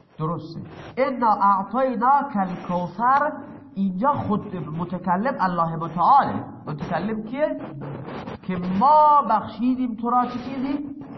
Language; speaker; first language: Persian; non-native, local second language; Baluchi